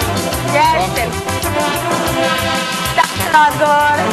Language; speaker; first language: Croatian; native; Croatian